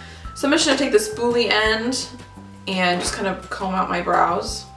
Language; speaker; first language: English; native; English